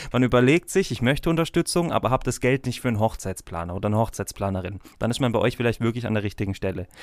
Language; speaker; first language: German; native; German